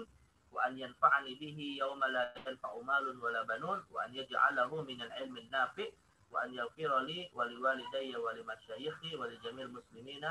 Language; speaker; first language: Arabic; non-native, fluent; Indonesian